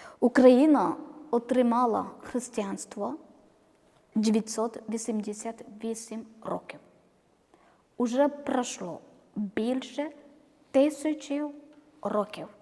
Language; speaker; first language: Ukrainian; non-native, learner; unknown